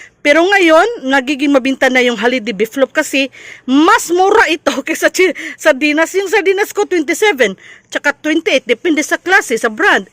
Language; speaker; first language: Filipino; non-native, local second language; Cebuano